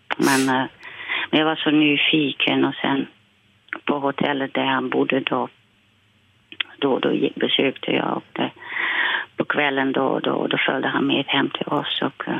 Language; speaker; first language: Swedish; non-native, fluent; Dutch